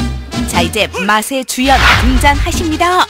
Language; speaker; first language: Korean; native; Korean